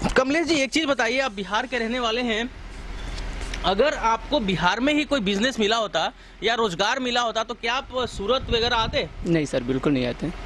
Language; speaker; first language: Hindi; native; Hindi